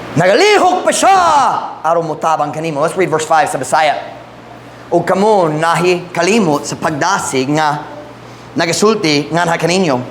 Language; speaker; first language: Cebuano; non-native, fluent; English